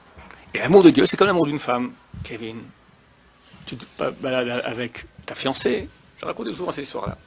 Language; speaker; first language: French; native; French